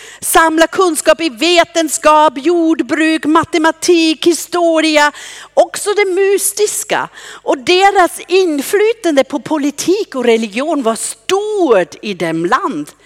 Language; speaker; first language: Swedish; non-native, fluent; German